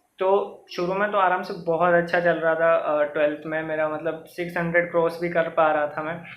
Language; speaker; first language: Hindi; native; Hindi